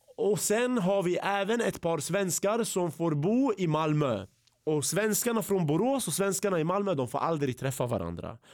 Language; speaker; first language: Swedish; early bilingual, other home language; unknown